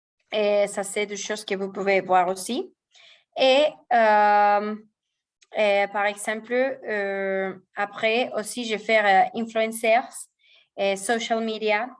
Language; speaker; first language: French; non-native, fluent; Spanish